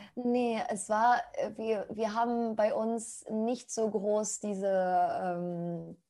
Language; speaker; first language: German; non-native, fluent; Spanish